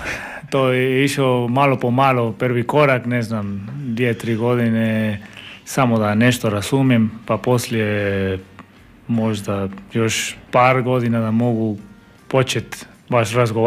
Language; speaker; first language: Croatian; non-native, learner; Spanish